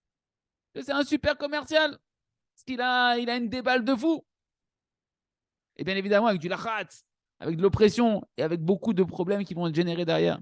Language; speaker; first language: French; native; French